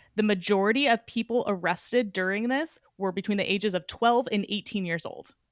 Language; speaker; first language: English; native; English